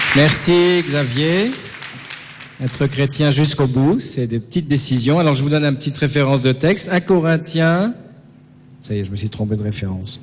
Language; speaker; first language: French; native; French